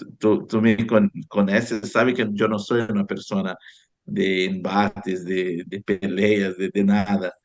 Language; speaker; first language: Spanish; non-native, fluent; Portuguese